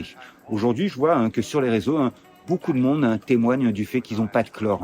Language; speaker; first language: French; native; French